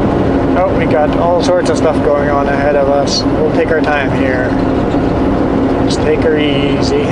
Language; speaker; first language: English; native; English